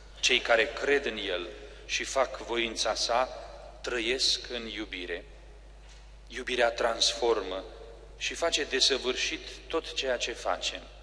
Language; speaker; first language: Romanian; native; Romanian